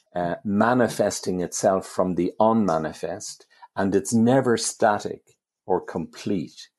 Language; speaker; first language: English; native; English